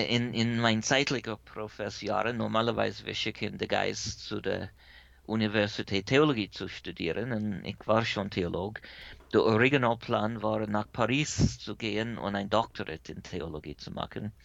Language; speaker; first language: German; early bilingual, heritage; English